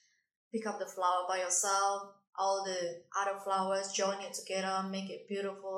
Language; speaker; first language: English; non-native, fluent; Indonesian